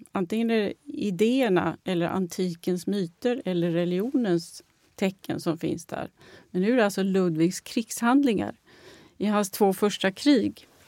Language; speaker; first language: Swedish; native; Swedish